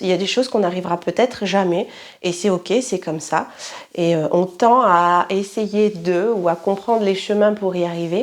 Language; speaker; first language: French; native; French